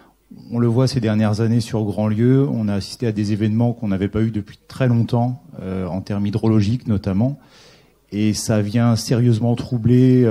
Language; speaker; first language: French; native; French